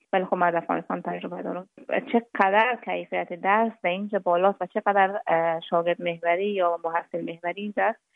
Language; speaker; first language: Persian; native; Persian